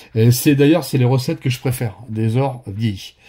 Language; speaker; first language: French; native; French